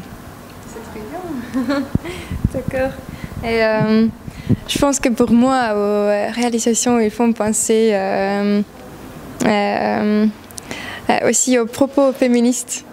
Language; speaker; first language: French; non-native, fluent; Estonian